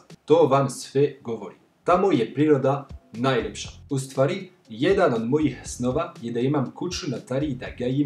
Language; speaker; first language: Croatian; non-native, fluent; French